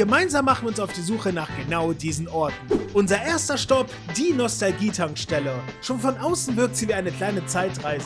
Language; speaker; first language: German; native; German